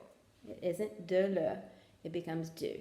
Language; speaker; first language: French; non-native, fluent; English